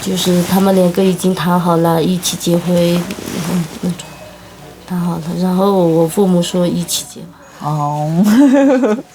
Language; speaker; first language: Chinese; non-native, local second language; Tibetan